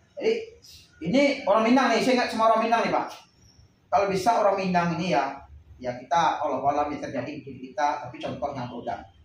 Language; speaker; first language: Indonesian; non-native, local second language; Minangkabau